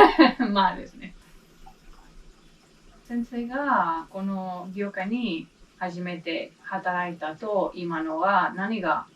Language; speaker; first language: Japanese; non-native, learner; English